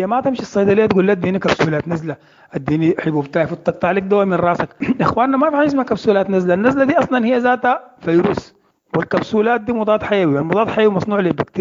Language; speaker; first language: Arabic; native; Arabic